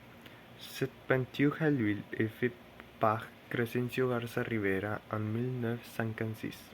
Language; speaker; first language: French; non-native, learner; Spanish